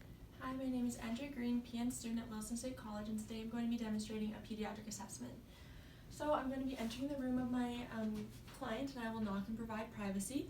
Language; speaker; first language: English; native; English